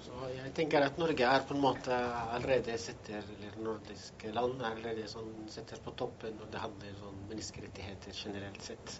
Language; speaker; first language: Norwegian; non-native, fluent; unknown